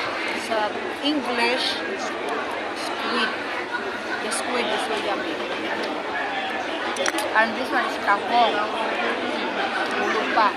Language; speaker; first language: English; non-native, local second language; Filipino